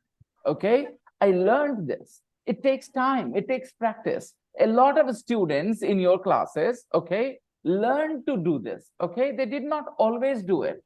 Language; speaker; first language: English; non-native, local second language; Hindi